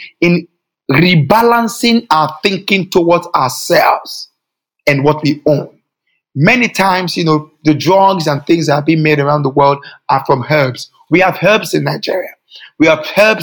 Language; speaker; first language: English; non-native, local second language; Yoruba